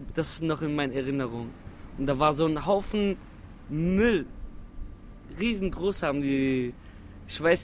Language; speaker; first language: German; non-native, local second language; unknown